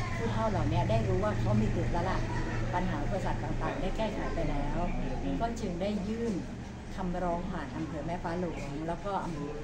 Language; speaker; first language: Thai; native; Thai